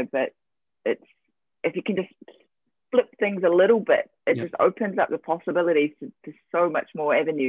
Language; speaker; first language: English; native; English